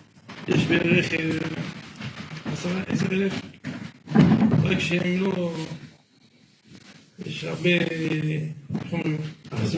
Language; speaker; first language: Hebrew; non-native, learner; French